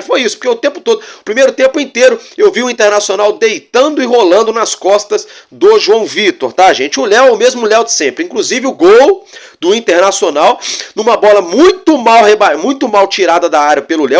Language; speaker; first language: Portuguese; native; Portuguese